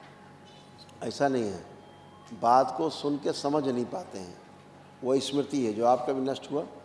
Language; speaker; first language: Hindi; native; Hindi